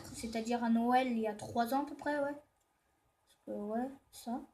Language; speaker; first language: French; native; French